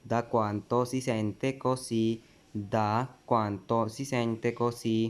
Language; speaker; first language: Italian; non-native, fluent; Urdu